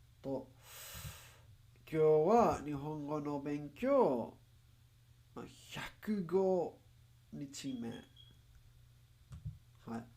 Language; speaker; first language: Japanese; non-native, learner; English